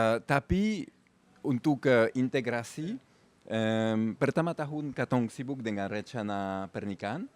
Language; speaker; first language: Indonesian; non-native, fluent; French